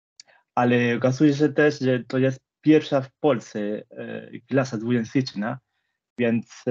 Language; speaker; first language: Polish; non-native, fluent; Spanish